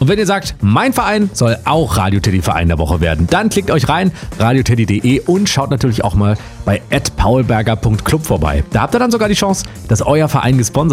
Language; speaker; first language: German; native; German